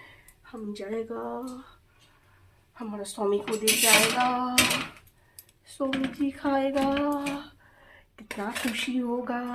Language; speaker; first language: Hindi; non-native, local second language; Bangla